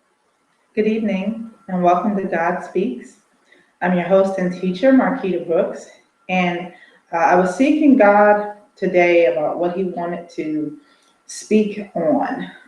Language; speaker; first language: English; native; English